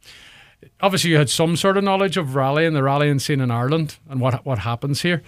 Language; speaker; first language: English; native; English